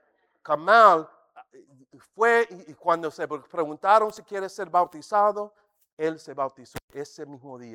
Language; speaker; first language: Spanish; non-native, fluent; English